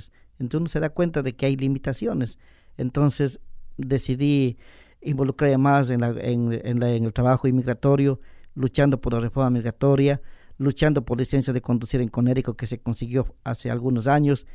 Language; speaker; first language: Spanish; native; Spanish